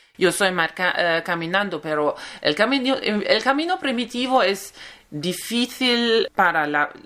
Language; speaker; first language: Spanish; non-native, learner; German